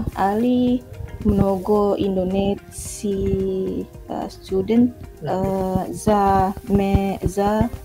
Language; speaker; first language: Serbian; non-native, learner; Indonesian